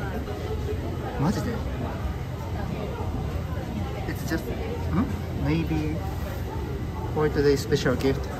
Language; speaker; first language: English; non-native, learner; Japanese